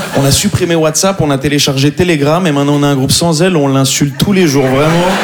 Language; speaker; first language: French; native; French